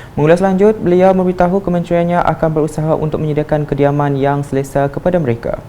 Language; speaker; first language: Malay; native; Malay